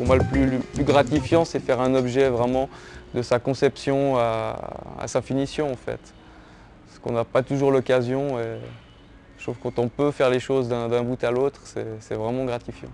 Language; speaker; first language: French; native; French